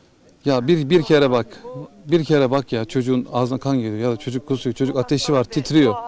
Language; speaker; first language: Turkish; native; Turkish